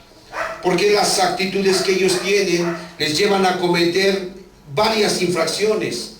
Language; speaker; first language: Spanish; native; Spanish